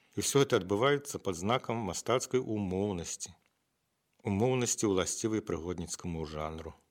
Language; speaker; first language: Belarusian; native; Belarusian